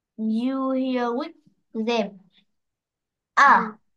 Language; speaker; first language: English; non-native, learner; Vietnamese